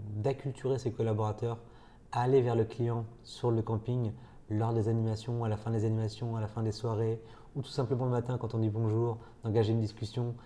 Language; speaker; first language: French; native; French